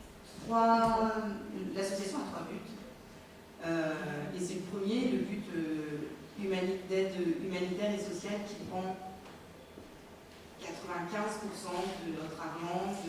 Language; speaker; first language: French; native; French